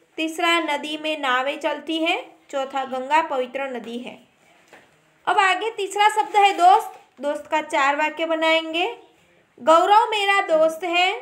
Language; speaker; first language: Hindi; non-native, local second language; Gujarati